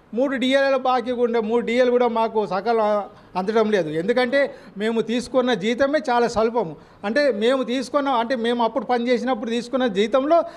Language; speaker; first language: Telugu; native; Telugu